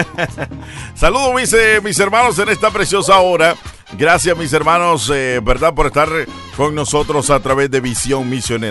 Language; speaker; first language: Spanish; native; Spanish